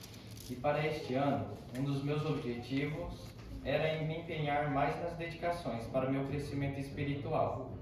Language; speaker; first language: Portuguese; native; Portuguese